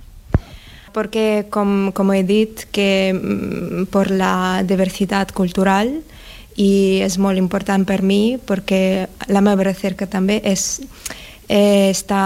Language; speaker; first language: Catalan; non-native, learner; Russian